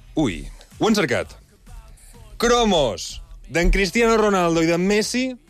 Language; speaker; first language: Catalan; native; Catalan